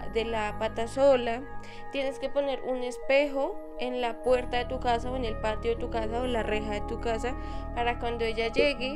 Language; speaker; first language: Spanish; native; Spanish